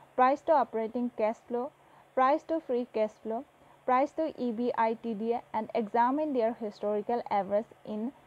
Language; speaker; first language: English; non-native, local second language; Assamese